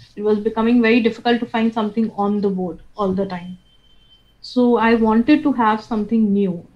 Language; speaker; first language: English; non-native, local second language; Bangla